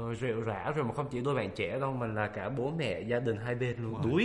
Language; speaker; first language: Vietnamese; native; Vietnamese